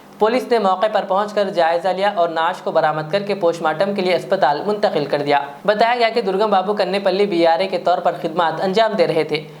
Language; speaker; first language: Urdu; native; Urdu